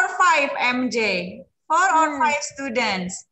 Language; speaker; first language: English; non-native, fluent; Indonesian